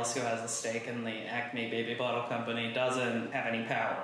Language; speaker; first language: English; native; English